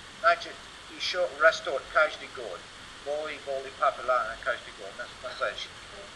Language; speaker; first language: Russian; non-native, learner; English